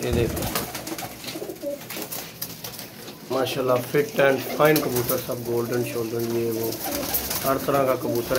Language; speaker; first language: Hindi; non-native, local second language; Punjabi